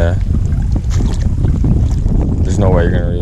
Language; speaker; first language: English; native; English